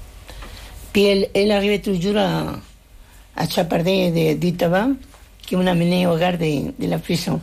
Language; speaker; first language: French; non-native, fluent; Spanish